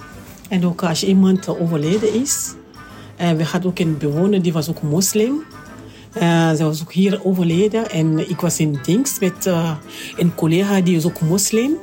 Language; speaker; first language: Dutch; non-native, learner; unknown